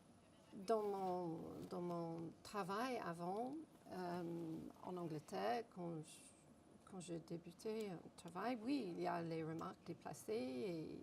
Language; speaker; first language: French; non-native, fluent; English